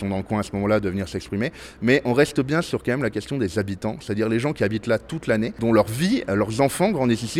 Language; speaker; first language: French; native; French